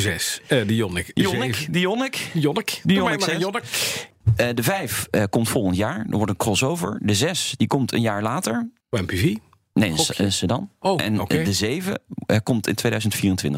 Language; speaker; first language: Dutch; native; Dutch